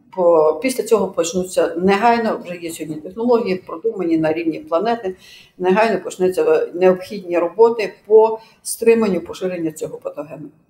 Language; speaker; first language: Ukrainian; native; Ukrainian